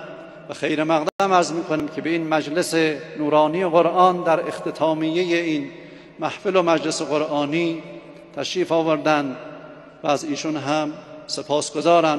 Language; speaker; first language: Persian; native; Persian